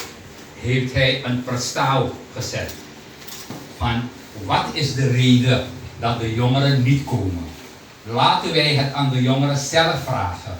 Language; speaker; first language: Dutch; non-native, local second language; Hindi